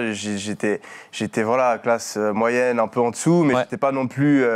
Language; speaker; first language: French; native; French